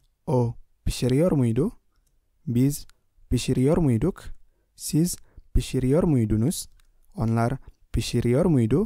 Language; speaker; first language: Turkish; non-native, fluent; Indonesian